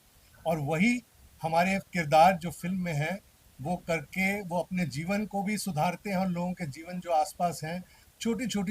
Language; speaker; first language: Hindi; native; Hindi